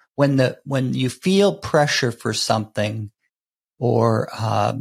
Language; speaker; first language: English; native; English